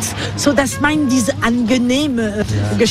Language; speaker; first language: German; non-native, learner; French